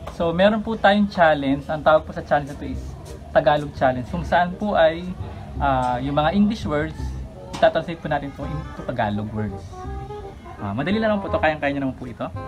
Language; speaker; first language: Filipino; native; Filipino